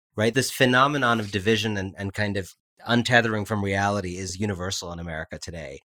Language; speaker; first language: English; native; English